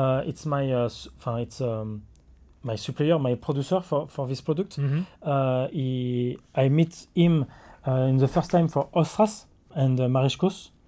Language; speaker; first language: English; non-native, learner; French